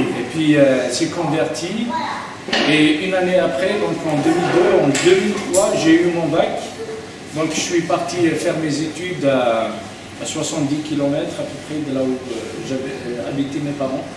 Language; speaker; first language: French; native; French